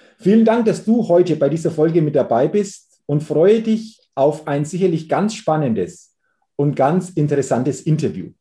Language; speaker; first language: German; native; German